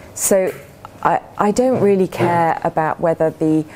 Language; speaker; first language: English; native; English